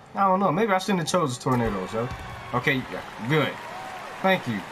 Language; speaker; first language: English; native; English